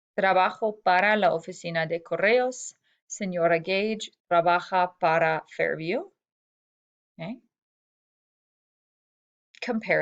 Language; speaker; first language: Spanish; non-native, fluent; English